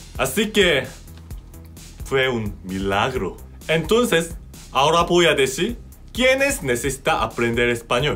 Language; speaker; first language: Spanish; non-native, fluent; Korean